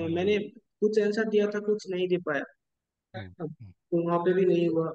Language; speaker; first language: Hindi; non-native, local second language; Bangla